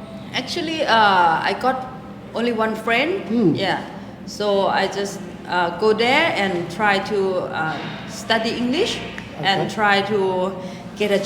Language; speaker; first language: English; non-native, local second language; Thai